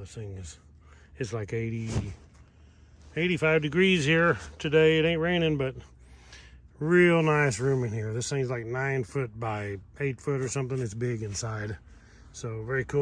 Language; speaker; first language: English; native; English